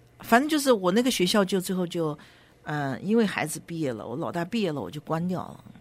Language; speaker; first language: Chinese; native; Chinese